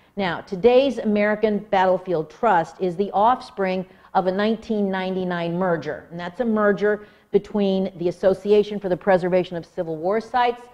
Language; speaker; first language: English; native; English